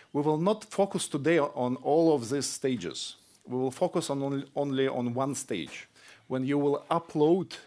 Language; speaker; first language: English; non-native, fluent; Russian